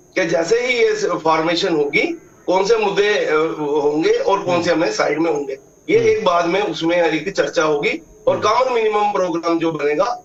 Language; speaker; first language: Hindi; native; Hindi